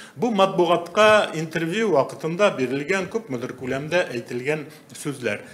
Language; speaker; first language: Tatar; native; Tatar